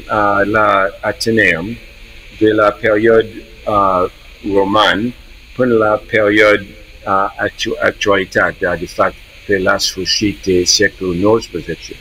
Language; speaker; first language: Romanian; early bilingual, heritage; English